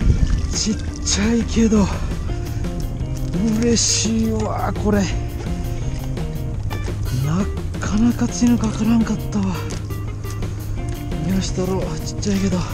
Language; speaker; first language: Japanese; native; Japanese